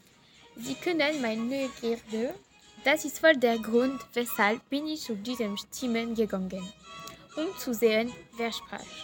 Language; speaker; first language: German; non-native, learner; French